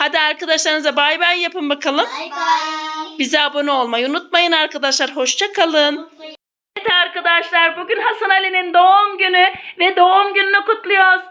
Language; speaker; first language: Turkish; native; Turkish